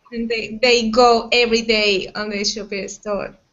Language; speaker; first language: English; non-native, learner; Portuguese